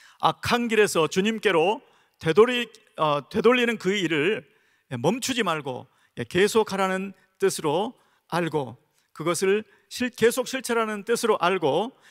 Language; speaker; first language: Korean; native; Korean